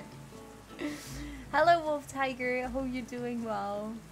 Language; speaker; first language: English; non-native, fluent; Dutch